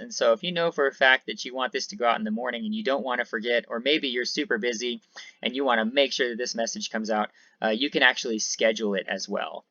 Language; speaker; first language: English; native; English